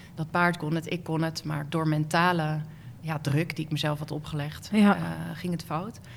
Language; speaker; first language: Dutch; native; Dutch